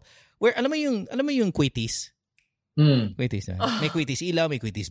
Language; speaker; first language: English; non-native, local second language; Filipino